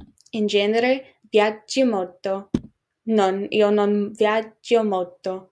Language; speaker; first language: Italian; non-native, learner; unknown